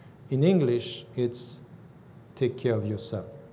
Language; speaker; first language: English; non-native, fluent; French